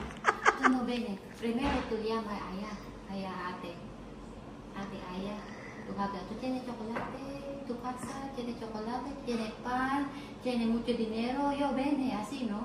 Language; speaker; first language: Spanish; non-native, learner; Filipino